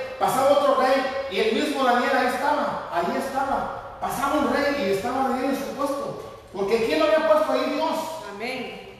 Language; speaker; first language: Spanish; native; Spanish